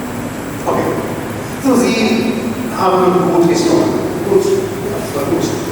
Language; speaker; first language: German; non-native, fluent; Hindi